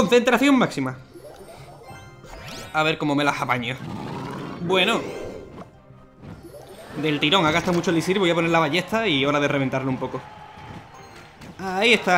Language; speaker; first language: Spanish; native; Spanish